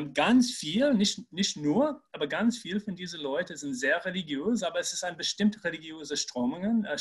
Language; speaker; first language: German; non-native, fluent; English